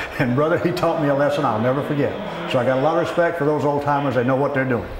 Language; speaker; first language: English; native; English